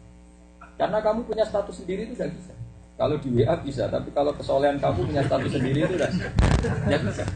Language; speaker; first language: Indonesian; native; Indonesian